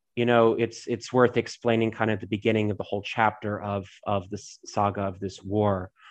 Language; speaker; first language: English; native; English